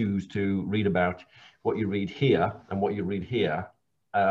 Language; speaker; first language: English; native; English